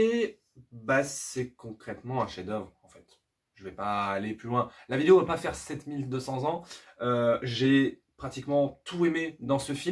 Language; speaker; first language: French; native; French